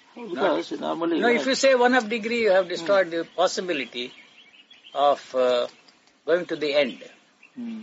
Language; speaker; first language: English; non-native, local second language; Telugu